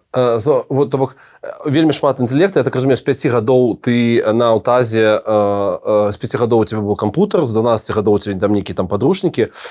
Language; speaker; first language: Belarusian; non-native, local second language; Russian